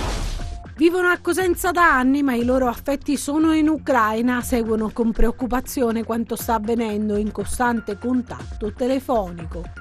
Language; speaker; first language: Italian; native; Italian